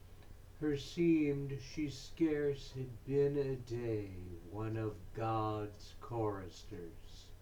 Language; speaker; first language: English; native; English